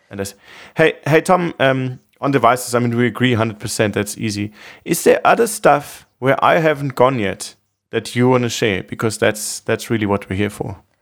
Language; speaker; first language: English; non-native, fluent; German